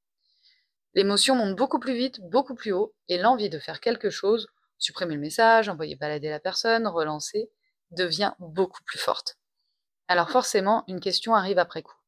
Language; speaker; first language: French; native; French